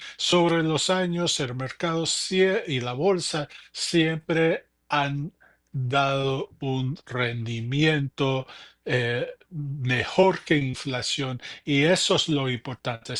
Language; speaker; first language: Spanish; early bilingual, heritage; English